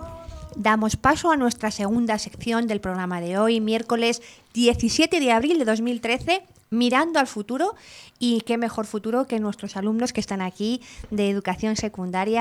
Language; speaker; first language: Spanish; native; Spanish